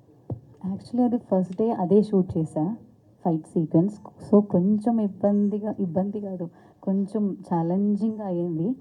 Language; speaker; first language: Telugu; non-native, learner; Malayalam